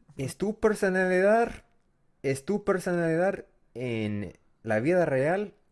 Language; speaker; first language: Spanish; non-native, learner; English